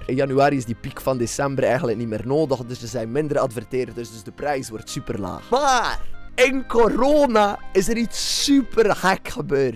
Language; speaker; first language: Dutch; native; Dutch